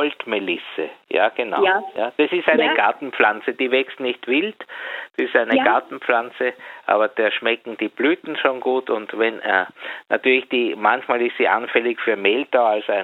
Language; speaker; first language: German; native; German